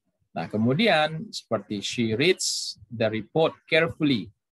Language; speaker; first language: English; non-native, fluent; Indonesian